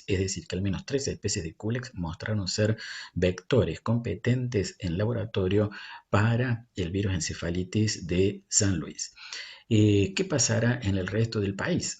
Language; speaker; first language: Spanish; native; Spanish